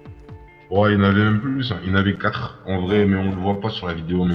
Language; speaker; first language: French; native; French